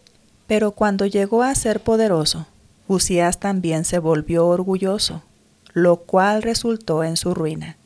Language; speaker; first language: Spanish; native; Spanish